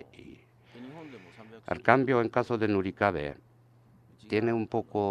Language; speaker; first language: Spanish; non-native, learner; Japanese